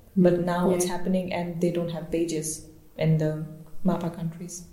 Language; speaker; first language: English; non-native, local second language; Baluchi